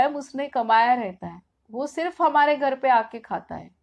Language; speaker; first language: Hindi; non-native, local second language; Marathi